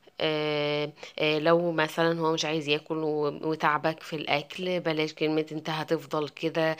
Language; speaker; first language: Arabic; native; Arabic